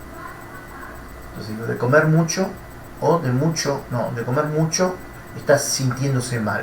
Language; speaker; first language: Spanish; non-native, fluent; Portuguese